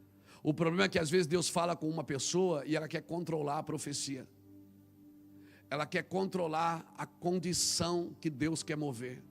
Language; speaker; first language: Portuguese; native; Portuguese